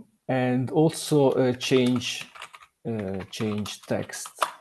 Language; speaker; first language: English; non-native, learner; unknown